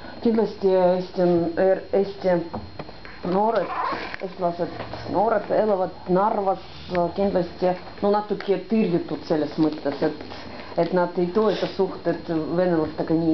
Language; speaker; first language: Estonian; non-native, local second language; Russian